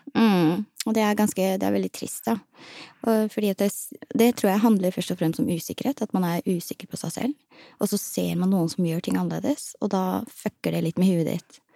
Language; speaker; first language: Norwegian; early bilingual, other home language; Somali